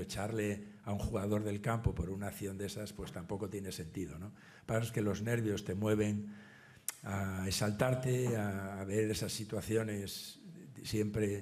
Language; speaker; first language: Spanish; native; Spanish